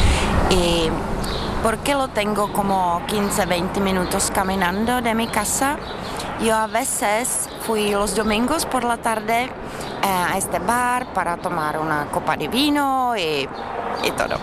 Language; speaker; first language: Spanish; non-native, learner; Czech